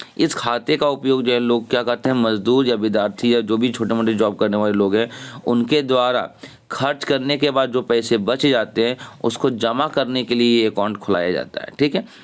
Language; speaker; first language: Hindi; native; Hindi